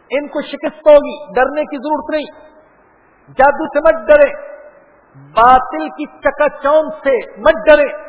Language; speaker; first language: Urdu; non-native, local second language; Punjabi